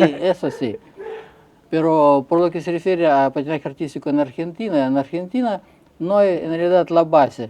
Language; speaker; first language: Spanish; non-native, fluent; Russian